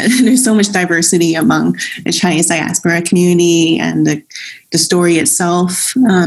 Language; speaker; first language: English; non-native, local second language; Cantonese